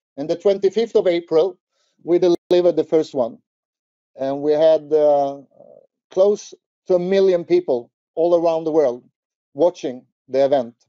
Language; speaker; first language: English; non-native, fluent; Swedish